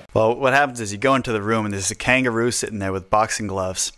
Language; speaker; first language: English; native; English